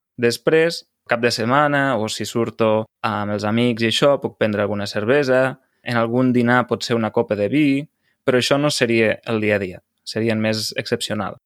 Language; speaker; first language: Catalan; native; Catalan